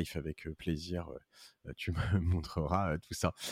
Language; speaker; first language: French; native; French